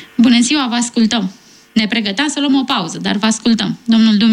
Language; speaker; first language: Romanian; native; Romanian